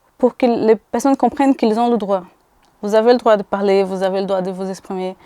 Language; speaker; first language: French; non-native, fluent; Portuguese